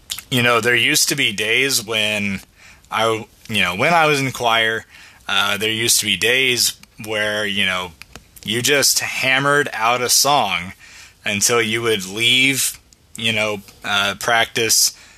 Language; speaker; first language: English; native; English